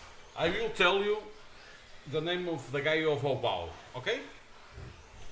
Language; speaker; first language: English; non-native, learner; Portuguese